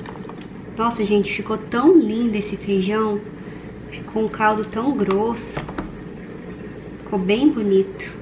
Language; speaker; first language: Portuguese; native; Portuguese